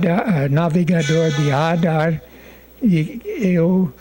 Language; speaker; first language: Portuguese; non-native, fluent; English